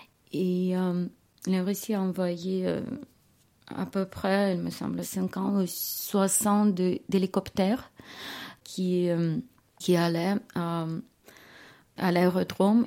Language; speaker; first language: French; non-native, learner; Ukrainian